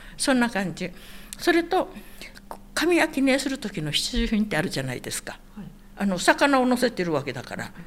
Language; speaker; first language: Japanese; native; Japanese